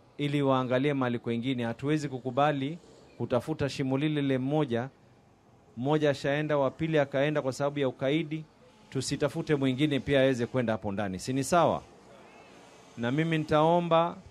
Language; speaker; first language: Swahili; native; Swahili